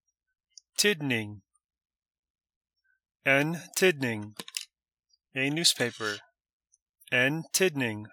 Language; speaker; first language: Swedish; non-native, learner; English